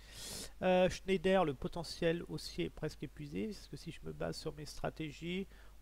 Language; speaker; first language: French; native; French